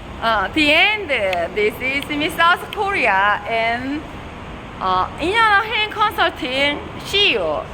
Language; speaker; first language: English; non-native, learner; Korean